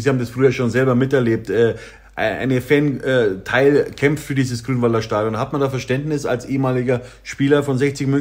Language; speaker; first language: German; native; German